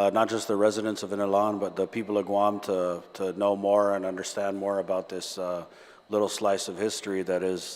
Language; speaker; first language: English; early bilingual, other home language; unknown